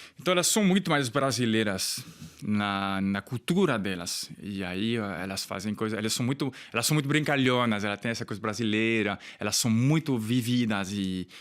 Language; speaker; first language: Portuguese; non-native, fluent; French